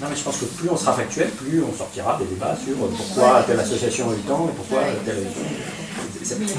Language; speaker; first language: French; native; French